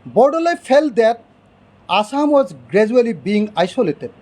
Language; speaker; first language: English; non-native, local second language; Assamese